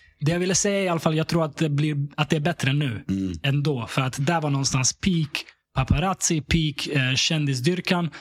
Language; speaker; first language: Swedish; early bilingual, other home language; Russian